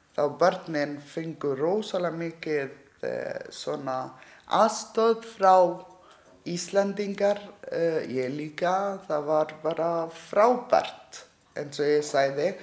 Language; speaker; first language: Icelandic; non-native, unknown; Arabic